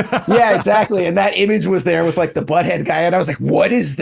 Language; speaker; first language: English; native; English